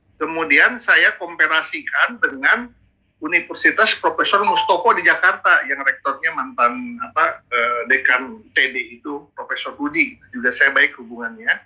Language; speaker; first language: Indonesian; native; Indonesian